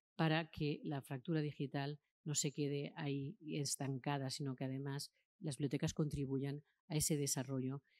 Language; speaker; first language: Spanish; native; Spanish